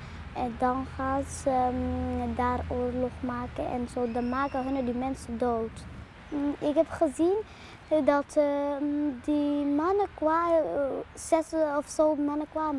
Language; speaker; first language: Dutch; early bilingual, other home language; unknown